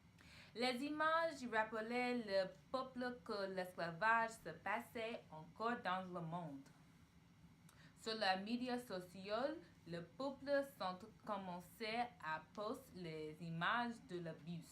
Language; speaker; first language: French; non-native, learner; English